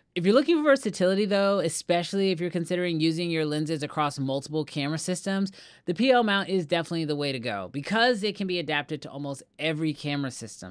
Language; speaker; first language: English; native; English